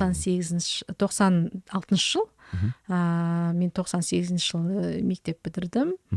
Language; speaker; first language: Kazakh; early bilingual, heritage; Kazakh